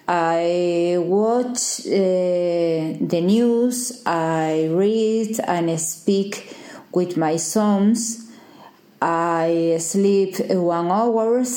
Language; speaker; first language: English; non-native, learner; Spanish